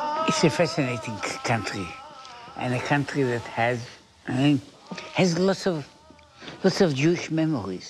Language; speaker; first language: English; non-native, fluent; Hebrew